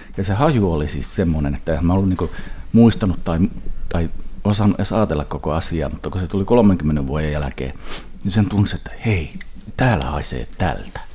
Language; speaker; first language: Finnish; early bilingual, heritage; Finnish